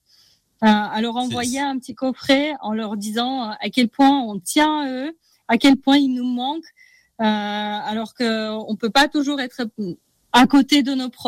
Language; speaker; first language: French; native; French